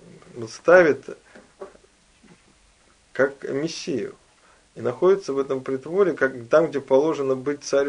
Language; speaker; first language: Russian; native; Russian